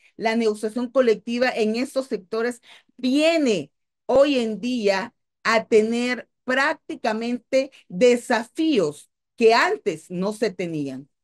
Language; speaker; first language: Spanish; native; Spanish